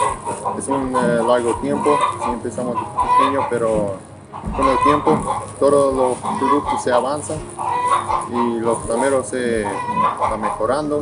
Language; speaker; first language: Spanish; non-native, local second language; Plautdietsch